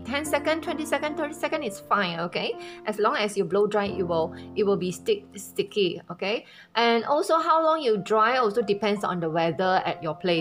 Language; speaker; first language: English; non-native, local second language; Chinese